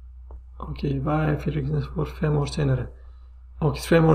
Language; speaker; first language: Swedish; non-native, fluent; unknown